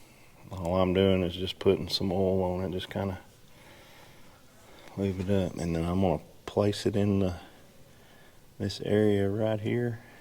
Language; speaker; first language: English; native; English